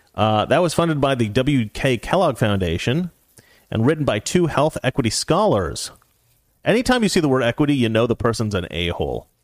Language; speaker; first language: English; native; English